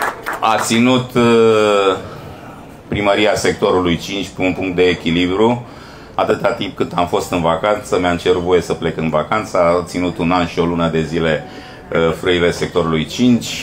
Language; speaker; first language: Romanian; native; Romanian